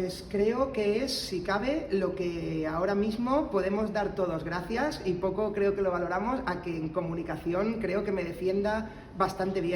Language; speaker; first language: Spanish; native; Spanish